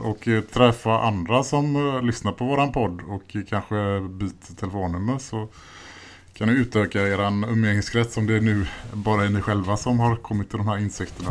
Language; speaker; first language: Swedish; native; Swedish